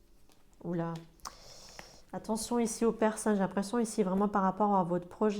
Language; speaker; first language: French; native; French